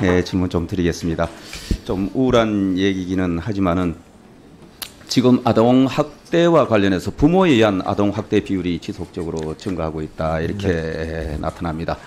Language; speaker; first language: Korean; native; Korean